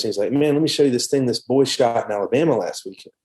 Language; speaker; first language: English; native; English